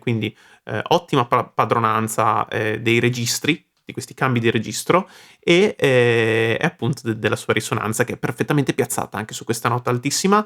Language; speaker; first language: Italian; native; Italian